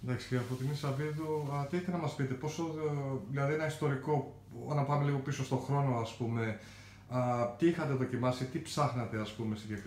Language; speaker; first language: Greek; native; Greek